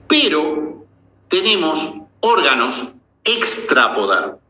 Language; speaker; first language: Spanish; native; Spanish